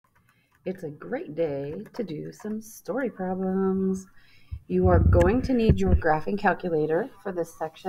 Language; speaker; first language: English; native; English